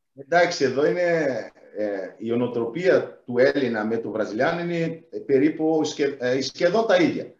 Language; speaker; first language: Greek; non-native, fluent; Portuguese